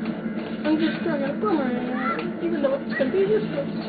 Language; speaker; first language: English; native; English